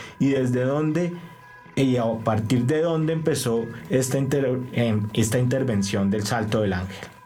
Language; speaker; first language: Spanish; native; Spanish